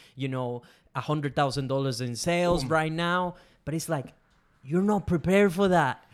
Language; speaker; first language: English; non-native, fluent; Spanish